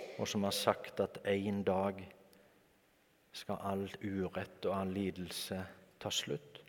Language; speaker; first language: Norwegian; native; Norwegian